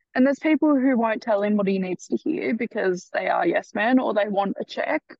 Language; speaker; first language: English; native; English